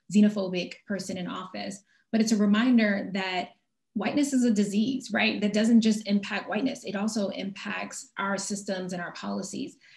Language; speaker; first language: English; native; English